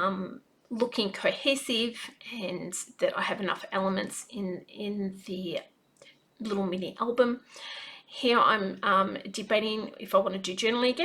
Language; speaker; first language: English; native; English